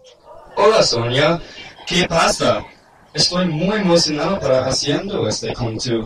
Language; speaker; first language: Spanish; non-native, learner; English